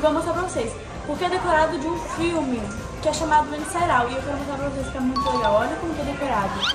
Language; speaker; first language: Portuguese; native; Portuguese